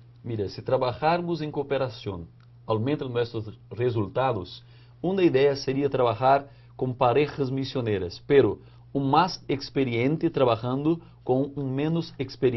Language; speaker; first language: Spanish; non-native, fluent; Portuguese